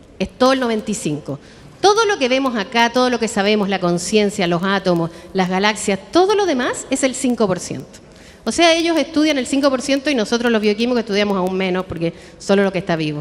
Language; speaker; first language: Spanish; native; Spanish